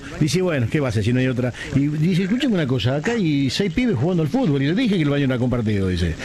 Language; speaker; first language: Spanish; native; Spanish